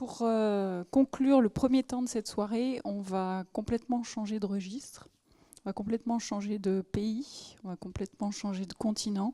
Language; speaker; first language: French; native; French